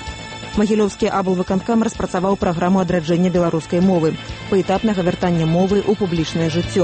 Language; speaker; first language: Belarusian; native; Belarusian